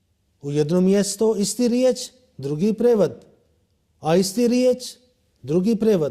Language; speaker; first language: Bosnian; non-native, learner; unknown